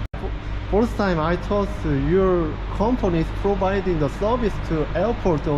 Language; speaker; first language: English; non-native, learner; Korean